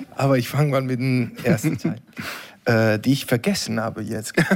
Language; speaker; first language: German; non-native, learner; Italian